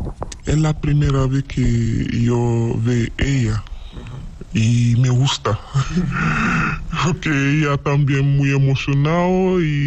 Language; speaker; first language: Spanish; non-native, learner; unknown